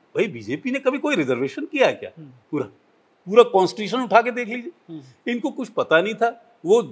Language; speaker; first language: Hindi; native; Hindi